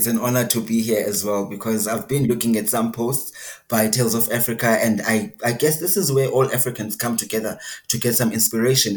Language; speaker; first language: English; non-native, local second language; Xhosa